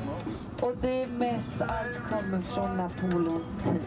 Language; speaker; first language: Swedish; non-native, fluent; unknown